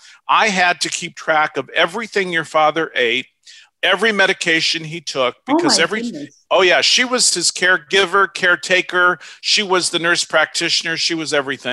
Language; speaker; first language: English; native; English